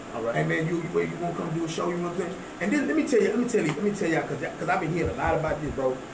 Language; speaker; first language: English; native; English